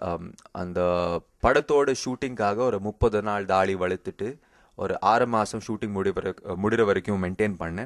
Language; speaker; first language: Tamil; early bilingual, heritage; Tamil